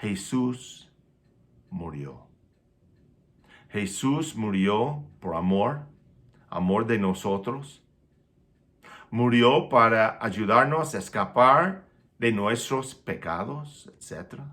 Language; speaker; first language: Spanish; non-native, fluent; English